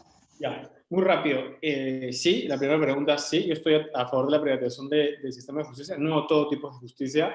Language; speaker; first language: Spanish; native; Spanish